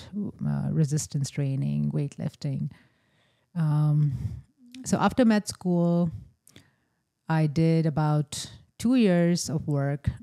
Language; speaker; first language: English; non-native, local second language; Hindi